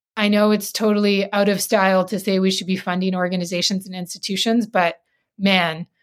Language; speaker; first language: English; native; English